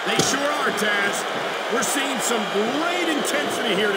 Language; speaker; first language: English; native; English